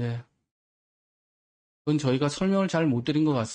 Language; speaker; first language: Korean; native; Korean